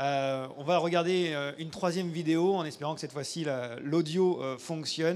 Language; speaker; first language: French; native; French